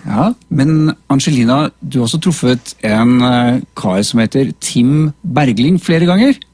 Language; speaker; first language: Norwegian; native; Norwegian